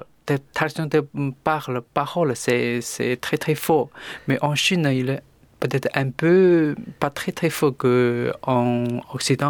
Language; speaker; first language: French; non-native, learner; Chinese